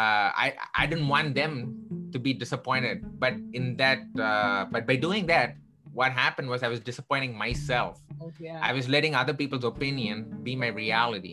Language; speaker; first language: English; non-native, local second language; Tamil